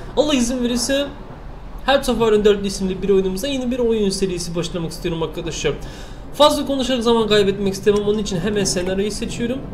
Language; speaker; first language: Turkish; early bilingual, heritage; Turkish